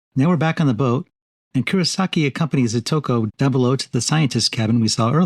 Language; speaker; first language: English; native; English